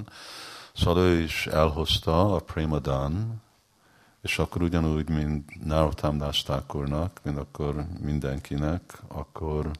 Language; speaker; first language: Hungarian; early bilingual, heritage; Hungarian